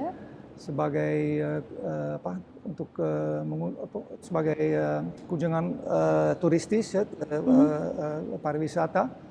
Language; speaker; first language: Indonesian; early bilingual, heritage; Dutch